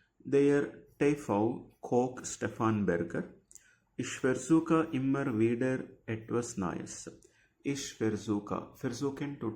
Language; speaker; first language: German; non-native, fluent; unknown